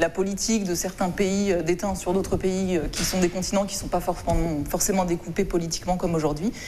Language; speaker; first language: French; native; French